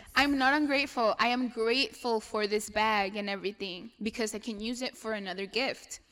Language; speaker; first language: English; non-native, fluent; Spanish